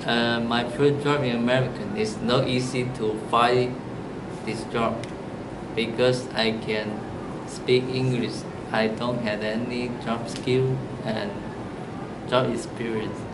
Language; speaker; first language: English; non-native, learner; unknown